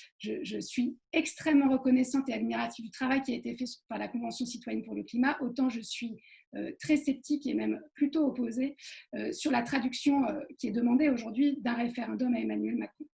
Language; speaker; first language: French; native; French